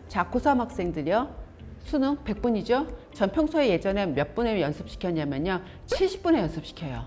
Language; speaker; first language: Korean; native; Korean